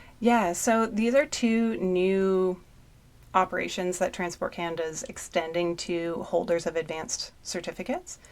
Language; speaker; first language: English; native; English